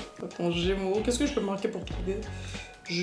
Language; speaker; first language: French; native; French